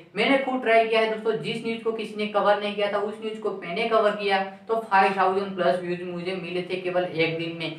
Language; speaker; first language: Hindi; native; Hindi